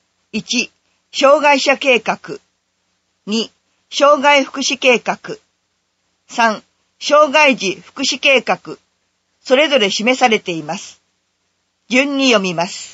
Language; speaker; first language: Japanese; native; Japanese